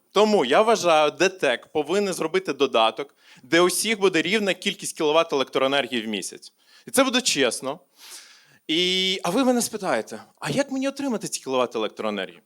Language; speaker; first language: Ukrainian; non-native, local second language; Russian